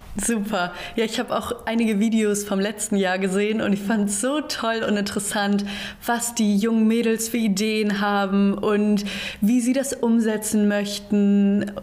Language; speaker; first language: German; native; German